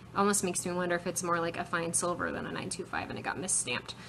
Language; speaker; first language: English; native; English